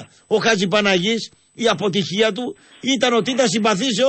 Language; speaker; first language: Greek; native; Greek